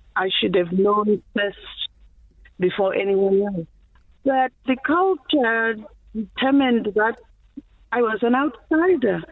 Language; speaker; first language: English; non-native, local second language; Shona